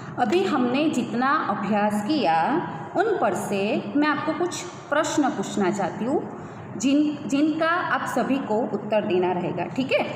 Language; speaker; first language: Hindi; non-native, local second language; Gujarati